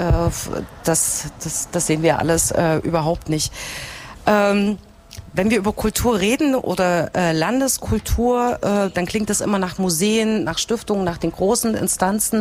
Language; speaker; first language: German; native; German